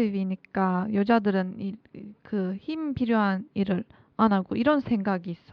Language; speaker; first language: Korean; non-native, learner; Turkish